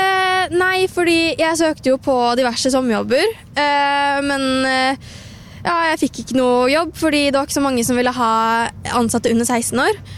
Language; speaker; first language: Norwegian; native; Norwegian